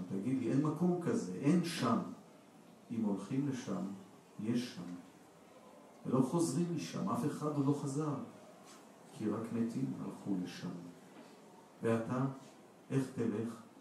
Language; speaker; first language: Hebrew; native; Hebrew